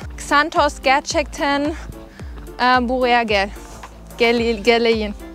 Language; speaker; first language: Turkish; non-native, learner; German